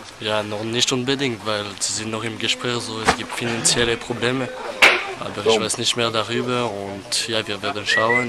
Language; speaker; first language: German; non-native, local second language; French